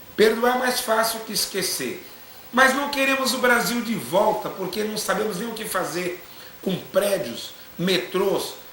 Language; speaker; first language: Portuguese; native; Portuguese